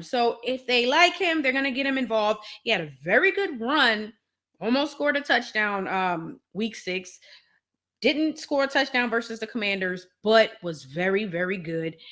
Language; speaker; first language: English; native; English